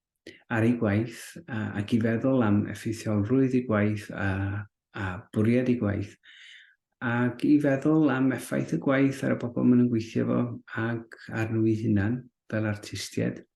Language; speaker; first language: Welsh; native; Welsh